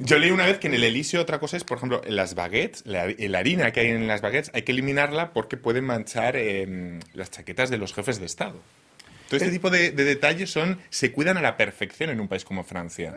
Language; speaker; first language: Spanish; native; Spanish